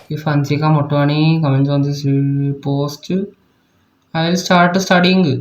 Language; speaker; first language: English; non-native, local second language; Malayalam